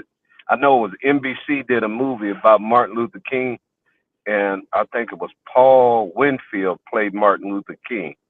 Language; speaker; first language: English; native; English